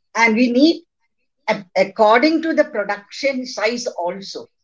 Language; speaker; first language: English; non-native, local second language; Malayalam